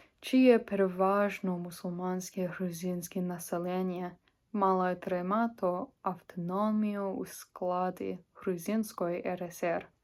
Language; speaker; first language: Ukrainian; non-native, learner; English